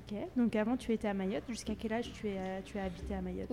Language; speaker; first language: French; native; French